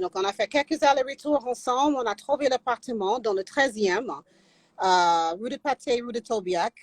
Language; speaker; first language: French; non-native, fluent; English